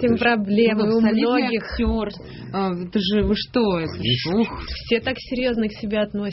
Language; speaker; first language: Russian; native; Russian